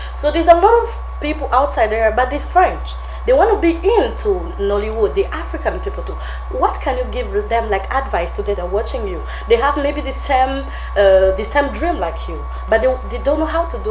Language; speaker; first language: English; non-native, learner; French